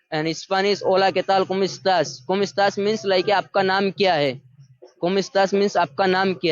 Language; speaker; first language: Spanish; non-native, learner; Hindi